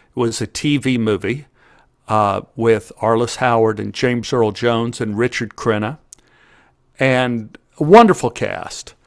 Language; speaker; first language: English; native; English